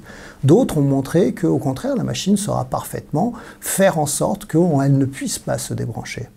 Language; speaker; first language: French; native; French